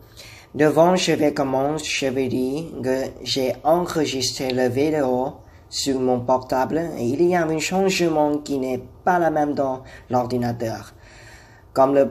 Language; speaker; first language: French; non-native, learner; Thai